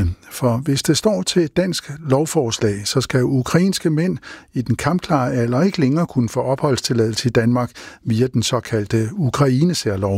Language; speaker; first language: Danish; native; Danish